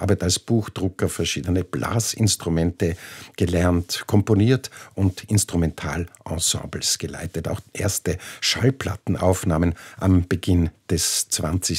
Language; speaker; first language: German; native; German